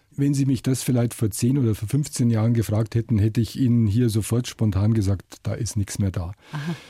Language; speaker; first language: German; native; German